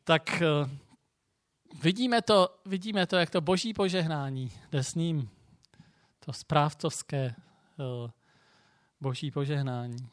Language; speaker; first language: Czech; native; Czech